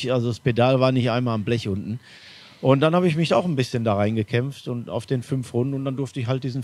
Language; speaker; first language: German; native; German